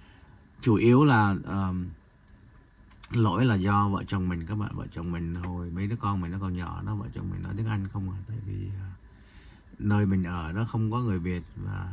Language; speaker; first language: Vietnamese; early bilingual, heritage; Vietnamese